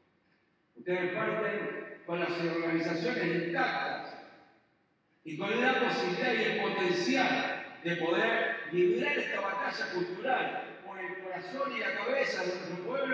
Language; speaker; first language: Spanish; native; Spanish